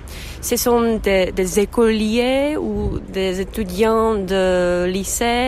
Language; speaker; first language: French; non-native, fluent; Czech